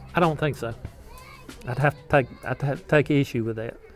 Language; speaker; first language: English; native; English